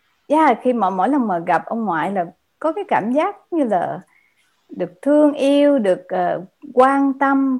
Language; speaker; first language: Vietnamese; native; Vietnamese